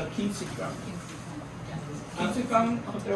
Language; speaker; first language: English; non-native, learner; Japanese